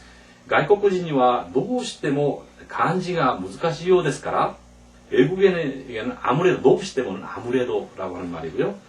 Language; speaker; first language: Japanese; non-native, fluent; Korean